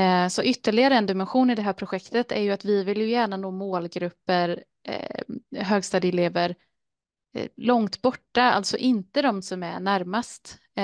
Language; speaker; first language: Swedish; native; Swedish